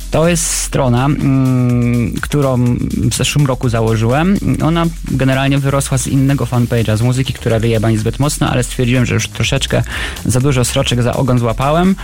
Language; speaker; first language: Polish; native; Polish